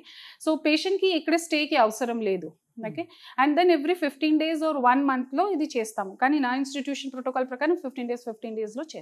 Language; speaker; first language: Telugu; non-native, fluent; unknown